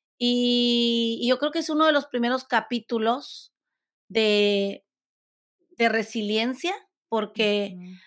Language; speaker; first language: Spanish; native; Spanish